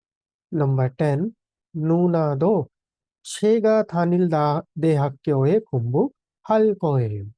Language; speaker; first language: Korean; non-native, fluent; Hindi